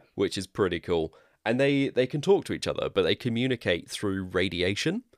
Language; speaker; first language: English; native; English